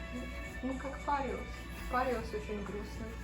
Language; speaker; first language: Russian; early bilingual, heritage; Russian